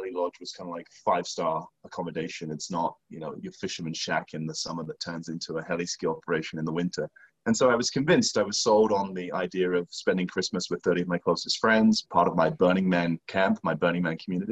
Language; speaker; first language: English; native; English